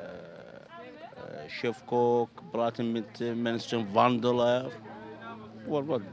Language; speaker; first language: Dutch; non-native, learner; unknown